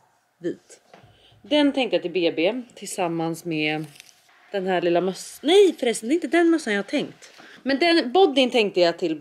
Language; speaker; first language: Swedish; native; Swedish